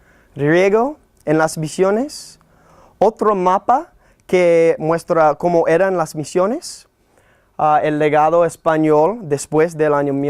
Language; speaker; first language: Spanish; non-native, fluent; English